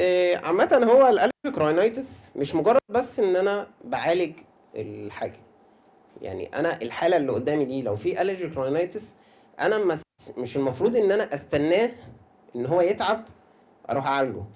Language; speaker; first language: Arabic; native; Arabic